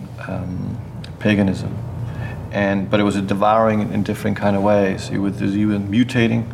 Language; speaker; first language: English; early bilingual, other home language; Danish